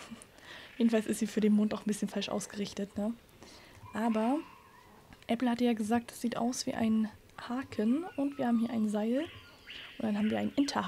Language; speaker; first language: German; native; German